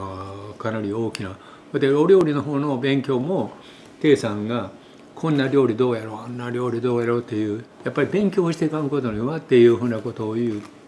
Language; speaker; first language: Japanese; native; Japanese